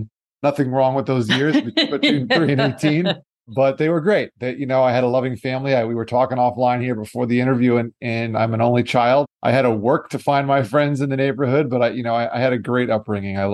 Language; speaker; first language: English; native; English